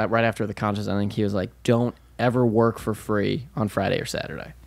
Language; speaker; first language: English; native; English